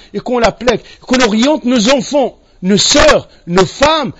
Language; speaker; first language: French; non-native, local second language; Arabic